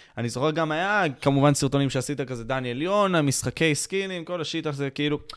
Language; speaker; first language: Hebrew; native; Hebrew